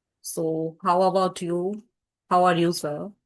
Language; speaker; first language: English; non-native, learner; Hindi